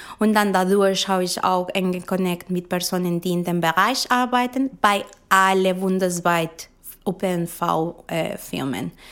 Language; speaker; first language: German; non-native, fluent; Spanish